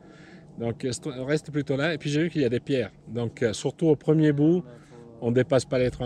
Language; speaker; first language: French; native; French